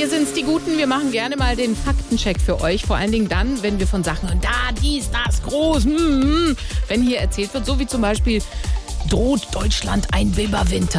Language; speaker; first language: German; native; German